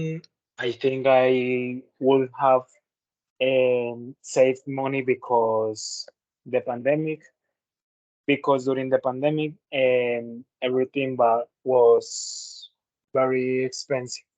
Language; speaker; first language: English; non-native, learner; Spanish